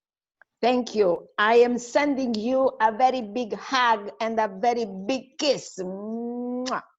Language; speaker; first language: English; non-native, fluent; Italian